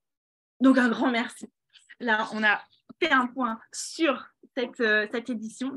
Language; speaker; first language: French; native; French